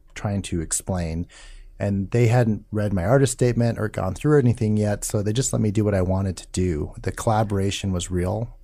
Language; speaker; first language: English; native; English